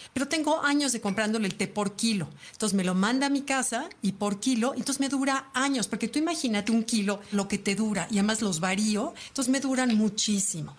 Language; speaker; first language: Spanish; native; Spanish